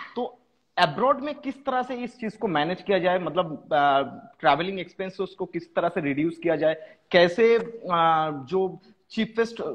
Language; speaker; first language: Hindi; non-native, local second language; Bangla